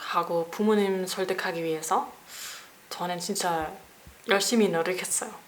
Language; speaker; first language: Korean; non-native, learner; German